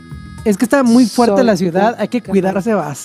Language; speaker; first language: Spanish; native; Spanish